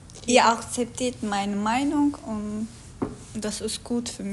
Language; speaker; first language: German; non-native, learner; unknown